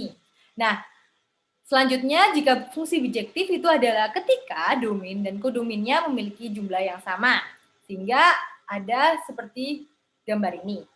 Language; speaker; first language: Indonesian; native; Indonesian